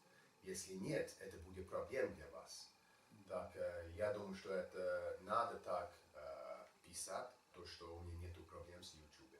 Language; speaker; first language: Russian; non-native, learner; English